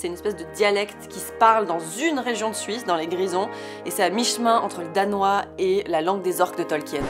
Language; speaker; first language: French; native; French